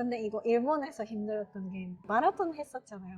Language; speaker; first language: Korean; non-native, fluent; Japanese